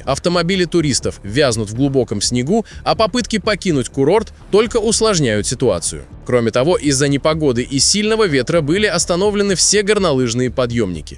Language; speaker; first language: Russian; native; Russian